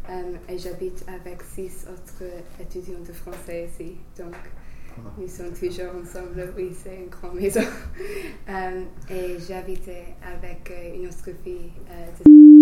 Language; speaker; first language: French; non-native, fluent; English